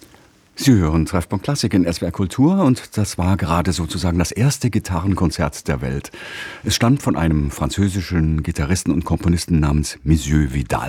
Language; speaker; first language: German; native; German